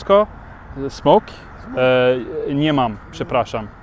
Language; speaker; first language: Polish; non-native, learner; Norwegian